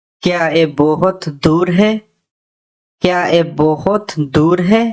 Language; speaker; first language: Hindi; non-native, learner; Bangla